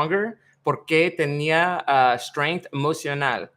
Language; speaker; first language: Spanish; non-native, learner; English